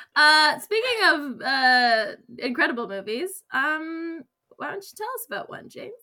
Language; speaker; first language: English; native; English